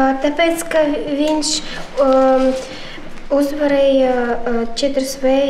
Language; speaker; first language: Latvian; non-native, local second language; Russian